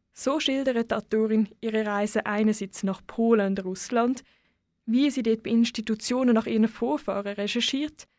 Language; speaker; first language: German; native; German